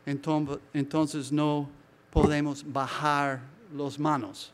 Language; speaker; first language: Spanish; non-native, learner; English